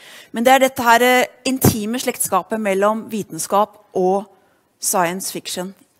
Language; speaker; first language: Norwegian; native; Norwegian